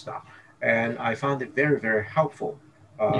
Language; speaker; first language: English; non-native, local second language; Cantonese